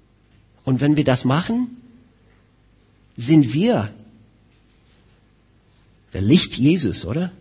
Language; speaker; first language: German; non-native, fluent; English